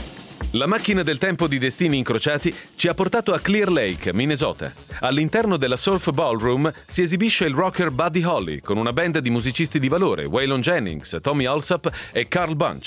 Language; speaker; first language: Italian; native; Italian